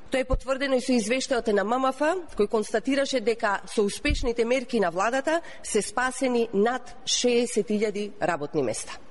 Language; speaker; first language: Macedonian; native; Macedonian